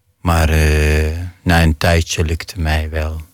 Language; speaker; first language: Dutch; non-native, fluent; Arabic